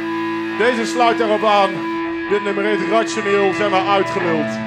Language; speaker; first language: Dutch; native; Dutch